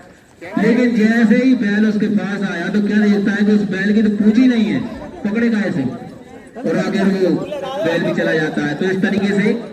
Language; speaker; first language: Hindi; native; Hindi